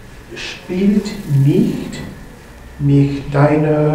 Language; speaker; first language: German; non-native, learner; English